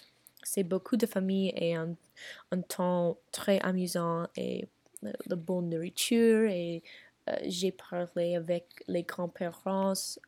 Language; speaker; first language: French; non-native, learner; English